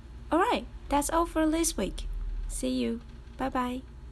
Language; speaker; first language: English; non-native, fluent; Chinese